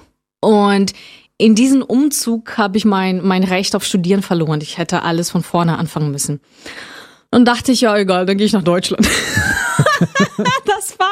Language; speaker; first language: German; non-native, fluent; Portuguese